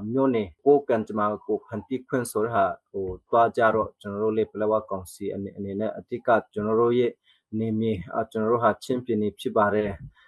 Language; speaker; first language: Burmese; non-native, local second language; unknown